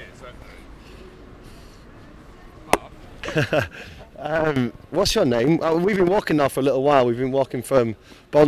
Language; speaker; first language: English; native; English